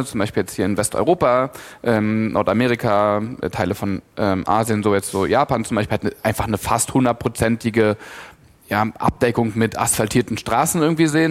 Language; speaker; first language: German; native; German